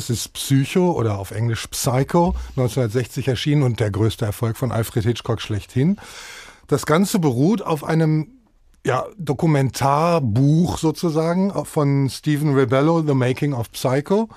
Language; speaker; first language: German; native; German